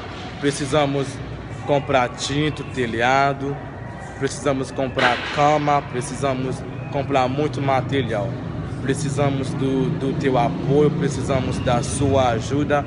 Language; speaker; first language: Portuguese; non-native, learner; Haitian Creole